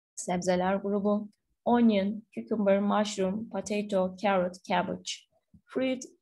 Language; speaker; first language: English; non-native, fluent; Turkish